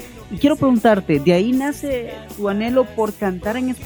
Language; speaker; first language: Spanish; native; Spanish